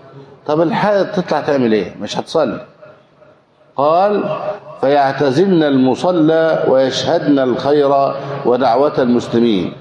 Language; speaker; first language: Arabic; native; Arabic